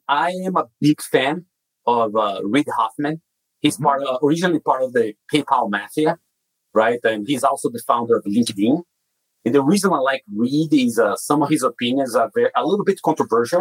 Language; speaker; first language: English; non-native, fluent; Portuguese